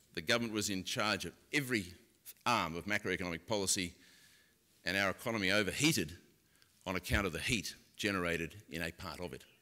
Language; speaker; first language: English; native; English